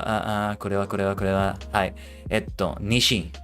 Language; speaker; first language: Japanese; non-native, learner; English